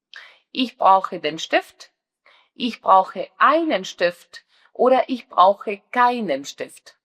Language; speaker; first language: German; non-native, fluent; Spanish